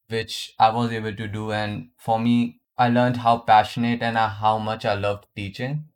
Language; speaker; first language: English; non-native, local second language; Hindi